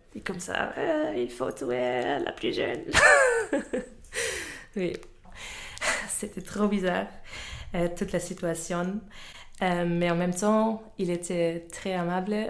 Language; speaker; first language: French; non-native, fluent; German